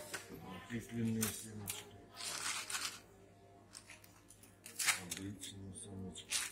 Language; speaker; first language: Russian; native; Russian